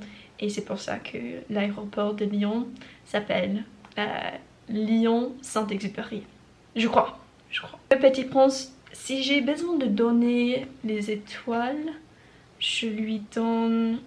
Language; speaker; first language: French; non-native, learner; English